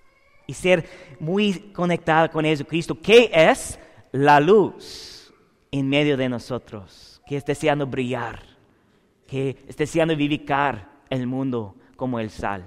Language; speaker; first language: Spanish; non-native, learner; English